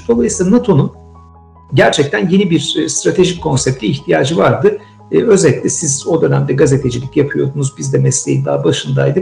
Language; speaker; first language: Turkish; native; Turkish